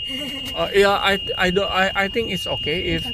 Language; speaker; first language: English; non-native, learner; Indonesian